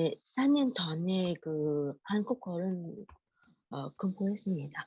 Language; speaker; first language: Korean; non-native, learner; Vietnamese